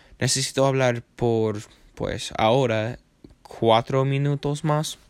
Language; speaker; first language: Spanish; non-native, learner; English